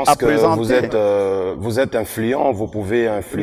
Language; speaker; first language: French; non-native, local second language; Swahili